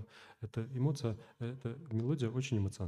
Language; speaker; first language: Russian; native; Russian